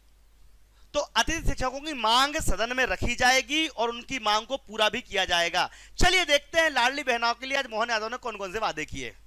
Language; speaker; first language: Hindi; native; Hindi